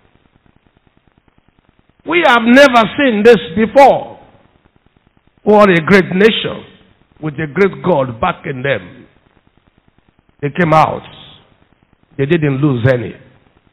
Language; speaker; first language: English; non-native, local second language; Yoruba